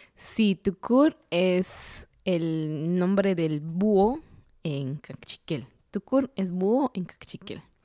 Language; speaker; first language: Spanish; non-native, local second language; Kaqchikel